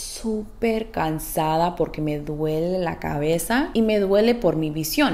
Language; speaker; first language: Spanish; early bilingual, heritage; Spanish